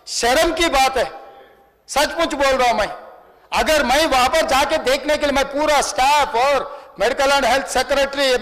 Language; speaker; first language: Hindi; non-native, local second language; Telugu